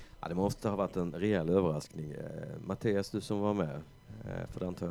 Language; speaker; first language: Swedish; native; Swedish